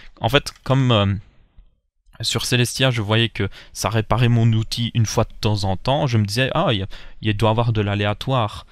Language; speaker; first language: French; native; French